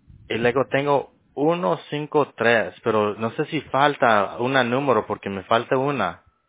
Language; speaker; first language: Spanish; early bilingual, heritage; Spanish